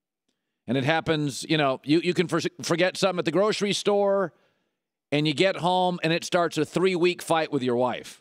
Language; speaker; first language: English; native; English